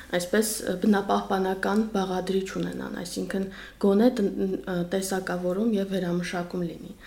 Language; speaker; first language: Armenian; native; Armenian